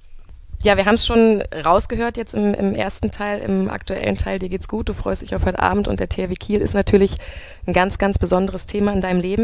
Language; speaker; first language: German; native; German